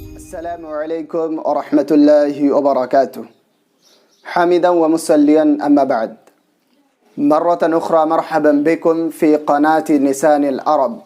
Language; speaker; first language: Urdu; native; Urdu